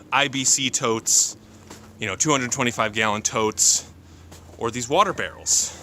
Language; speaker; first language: English; native; English